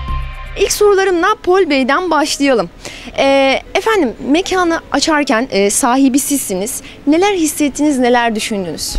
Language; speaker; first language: Turkish; native; Turkish